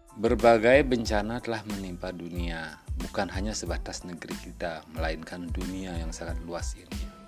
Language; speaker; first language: Indonesian; native; Indonesian